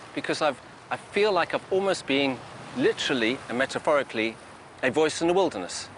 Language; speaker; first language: English; native; English